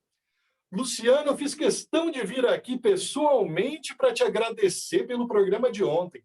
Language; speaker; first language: Portuguese; native; Portuguese